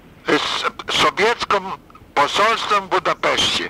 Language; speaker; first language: Russian; non-native, fluent; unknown